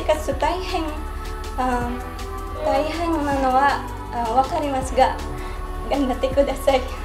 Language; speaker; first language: Japanese; non-native, learner; Indonesian